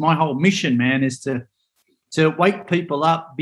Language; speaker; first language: English; native; English